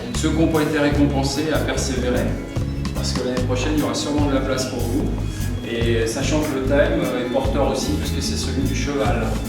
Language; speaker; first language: French; native; French